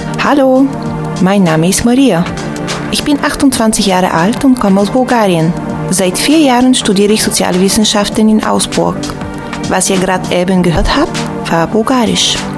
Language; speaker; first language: German; non-native, fluent; Bulgarian